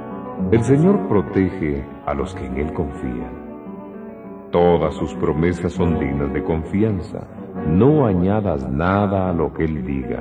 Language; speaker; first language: Spanish; native; Spanish